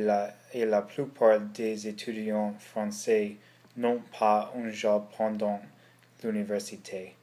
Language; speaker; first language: French; non-native, learner; English